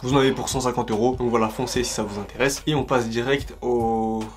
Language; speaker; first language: French; native; French